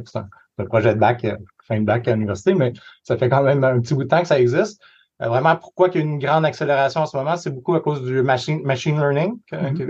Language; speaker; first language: French; native; French